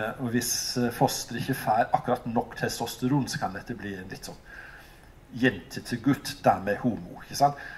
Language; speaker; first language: Norwegian; non-native, fluent; English